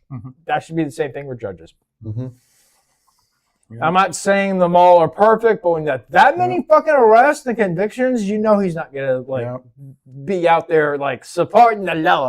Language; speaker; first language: English; native; English